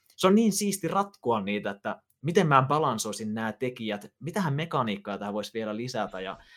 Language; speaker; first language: Finnish; native; Finnish